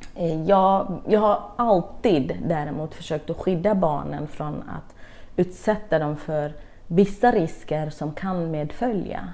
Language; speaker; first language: Swedish; non-native, fluent; Arabic